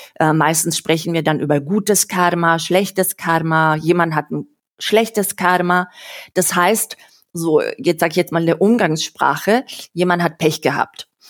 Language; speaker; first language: German; non-native, fluent; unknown